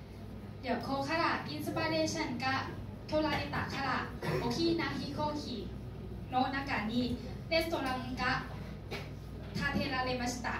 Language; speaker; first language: Japanese; non-native, learner; Thai